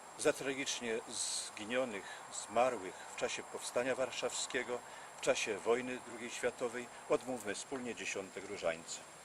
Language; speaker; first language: Polish; native; Polish